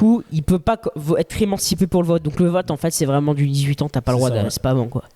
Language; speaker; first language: French; native; French